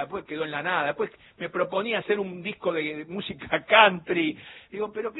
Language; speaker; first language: Spanish; native; Spanish